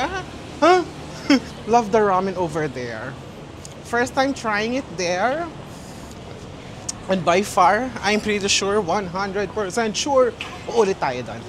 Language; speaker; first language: English; non-native, fluent; Filipino